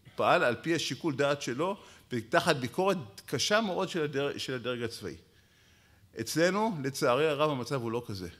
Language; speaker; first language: Hebrew; native; Hebrew